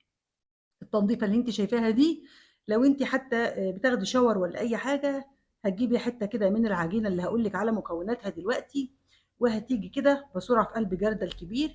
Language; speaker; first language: Arabic; native; Arabic